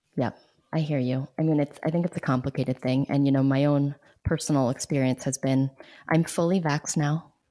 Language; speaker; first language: English; native; English